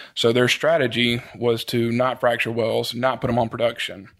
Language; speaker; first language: English; native; English